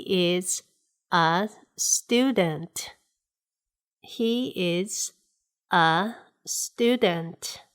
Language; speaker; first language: English; non-native, fluent; Japanese